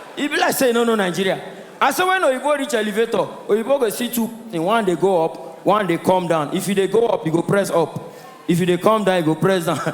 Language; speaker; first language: Nigerian Pidgin; non-native, local second language; Igbo